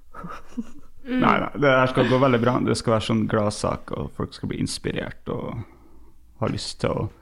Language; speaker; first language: Norwegian; non-native, fluent; English